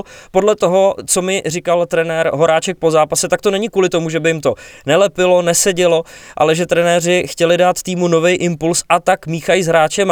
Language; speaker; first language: Czech; native; Czech